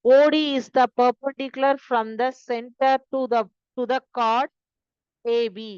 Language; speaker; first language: English; non-native, local second language; Tamil